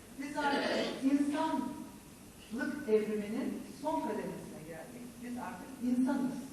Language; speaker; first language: Turkish; native; Turkish